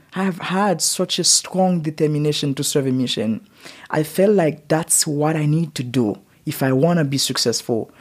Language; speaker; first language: English; non-native, learner; Haitian Creole